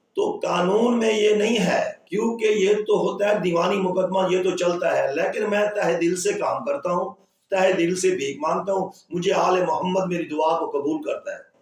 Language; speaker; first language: Urdu; non-native, local second language; Punjabi